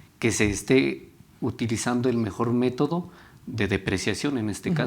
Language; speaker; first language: Spanish; native; Spanish